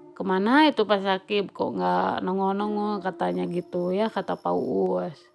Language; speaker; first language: Indonesian; non-native, local second language; Sundanese